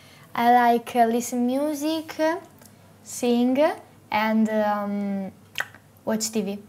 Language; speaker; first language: English; non-native, learner; Italian